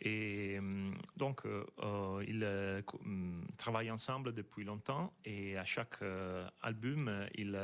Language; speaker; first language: French; non-native, fluent; Italian